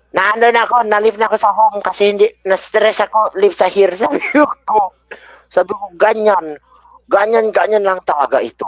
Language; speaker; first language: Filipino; non-native, learner; Indonesian